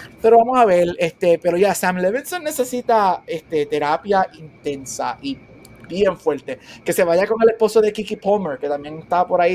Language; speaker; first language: Spanish; native; Spanish